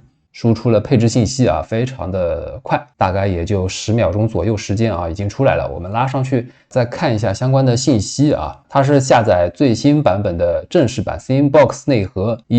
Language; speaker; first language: Chinese; native; Chinese